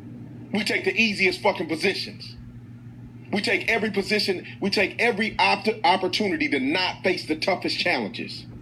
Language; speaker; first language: English; native; English